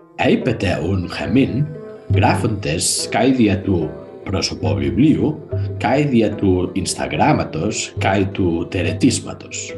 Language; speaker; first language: Greek; non-native, learner; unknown